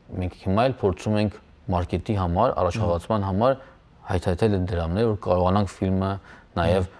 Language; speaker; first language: Armenian; native; Armenian